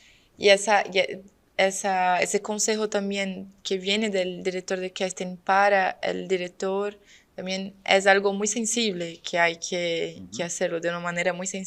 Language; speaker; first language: Spanish; non-native, fluent; Portuguese